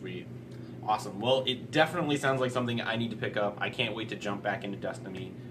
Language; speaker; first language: English; native; English